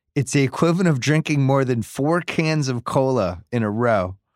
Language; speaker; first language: English; native; English